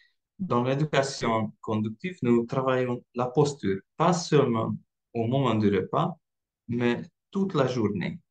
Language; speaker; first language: French; non-native, fluent; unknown